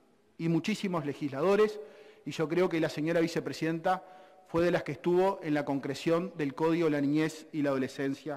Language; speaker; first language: Spanish; native; Spanish